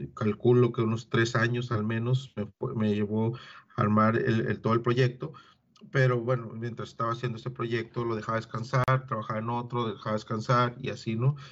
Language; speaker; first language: Spanish; native; Spanish